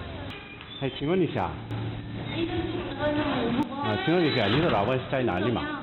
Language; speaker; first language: Chinese; non-native, learner; Korean